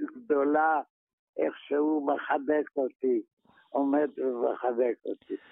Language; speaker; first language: Hebrew; non-native, fluent; Polish